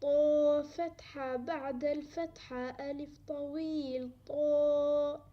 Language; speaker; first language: Arabic; non-native, learner; Somali